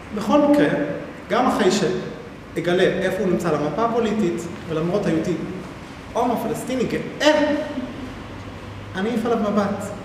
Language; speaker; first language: Hebrew; non-native, local second language; Arabic